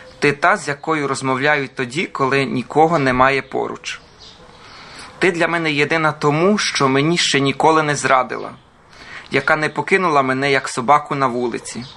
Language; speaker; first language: Ukrainian; early bilingual, heritage; Croatian